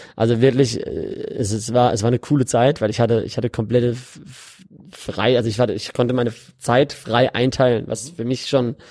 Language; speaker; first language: German; native; German